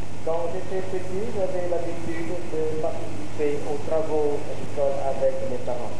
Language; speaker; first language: French; non-native, local second language; Khmer